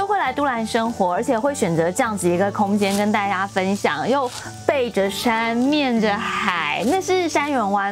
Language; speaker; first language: Chinese; native; Chinese